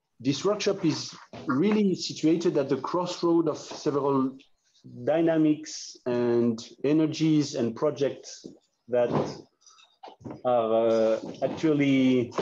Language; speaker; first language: English; non-native, fluent; French